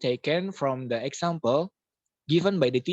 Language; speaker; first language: English; non-native, local second language; Indonesian